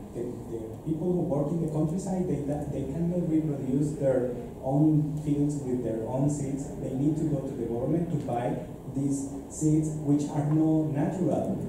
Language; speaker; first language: English; non-native, fluent; Spanish